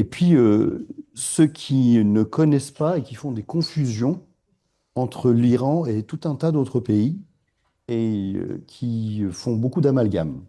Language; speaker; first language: French; non-native, fluent; Persian